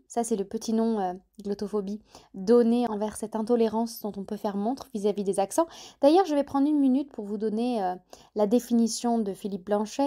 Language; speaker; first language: French; native; French